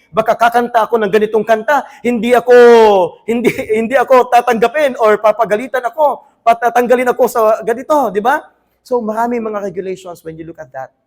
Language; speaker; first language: Filipino; native; Filipino